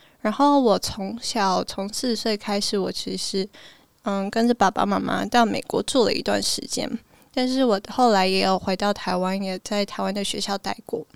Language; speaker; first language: Chinese; early bilingual, heritage; Chinese